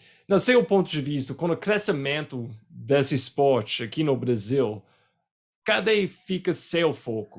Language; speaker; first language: Portuguese; non-native, fluent; English